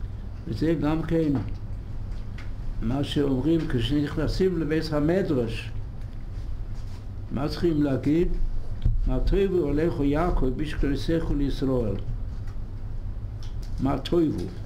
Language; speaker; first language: Hebrew; non-native, fluent; English